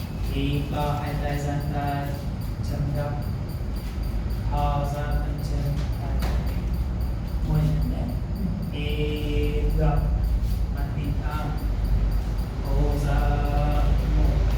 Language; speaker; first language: Vietnamese; non-native, learner; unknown